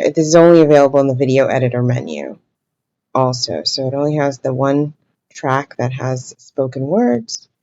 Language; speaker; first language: English; native; English